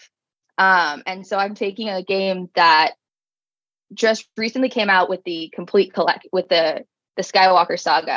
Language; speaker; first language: English; native; English